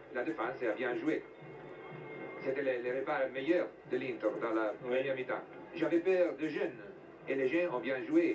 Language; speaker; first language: French; non-native, fluent; Italian